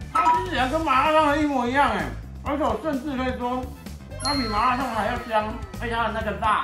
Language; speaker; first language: Chinese; native; Chinese